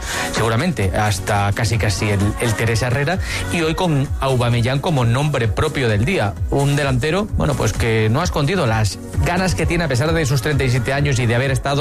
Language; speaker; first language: Spanish; native; Spanish